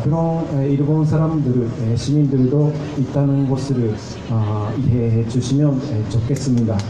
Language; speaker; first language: Korean; non-native, fluent; Japanese